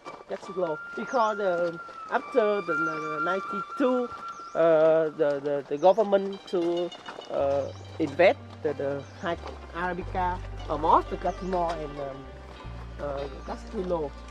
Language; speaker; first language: English; non-native, learner; Vietnamese